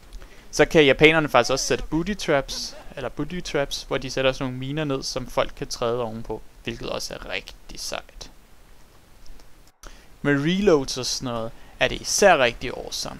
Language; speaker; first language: Danish; native; Danish